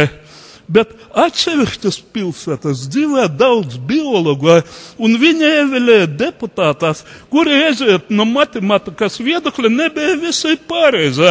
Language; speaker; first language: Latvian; non-native, local second language; Russian